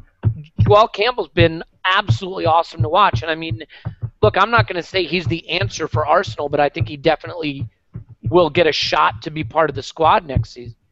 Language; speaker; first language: English; native; English